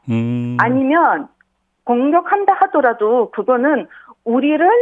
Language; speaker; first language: Korean; non-native, fluent; Ukrainian